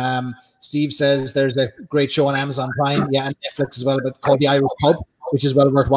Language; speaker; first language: English; native; English